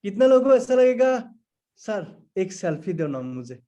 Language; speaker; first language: Hindi; non-native, local second language; Assamese